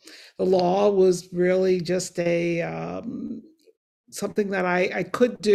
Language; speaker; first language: English; native; English